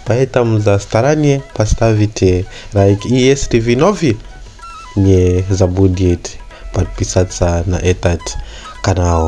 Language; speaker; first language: Russian; non-native, learner; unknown